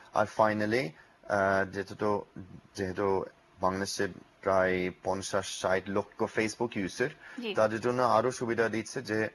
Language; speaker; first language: Bangla; non-native, learner; English